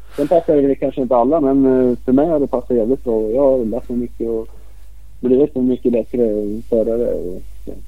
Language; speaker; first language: Swedish; native; Swedish